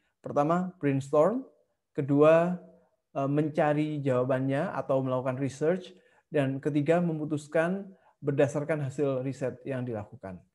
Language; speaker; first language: Indonesian; native; Indonesian